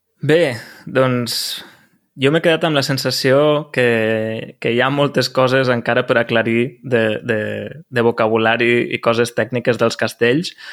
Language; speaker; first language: Catalan; native; Catalan